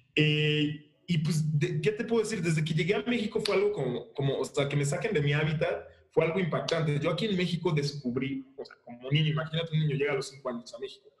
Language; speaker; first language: Spanish; early bilingual, other home language; Haitian Creole